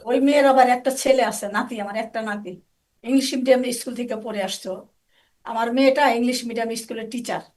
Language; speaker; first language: Bangla; native; Bangla